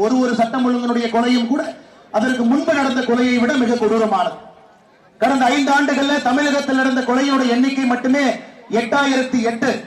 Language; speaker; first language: Tamil; native; Tamil